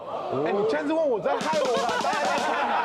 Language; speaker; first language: Chinese; non-native, fluent; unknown